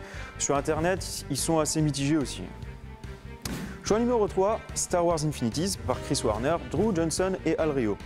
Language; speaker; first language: French; native; French